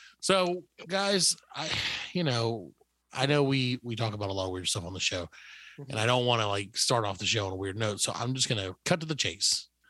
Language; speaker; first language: English; native; English